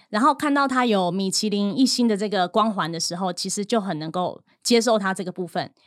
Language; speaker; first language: Chinese; native; Chinese